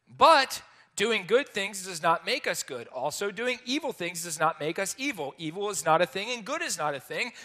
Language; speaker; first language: English; native; English